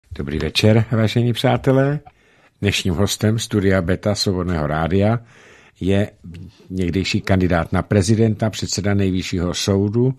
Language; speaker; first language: Czech; native; Czech